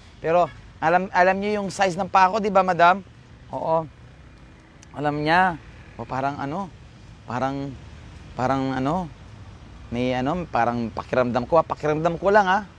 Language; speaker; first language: Filipino; non-native, local second language; Pampanga